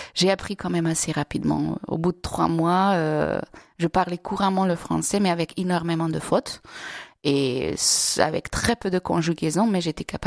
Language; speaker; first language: French; non-native, fluent; Hungarian